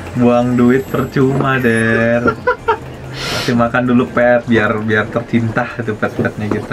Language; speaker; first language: Indonesian; native; Indonesian